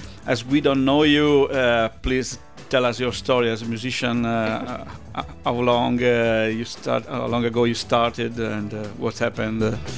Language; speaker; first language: English; non-native, fluent; Italian